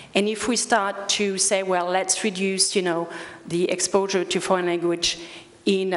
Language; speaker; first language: English; early bilingual, other home language; Spanish